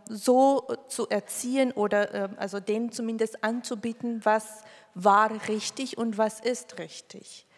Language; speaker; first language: German; non-native, fluent; Georgian